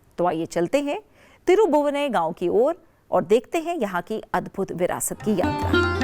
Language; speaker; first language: Hindi; native; Hindi